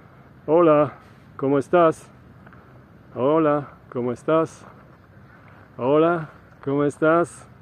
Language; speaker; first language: Spanish; non-native, learner; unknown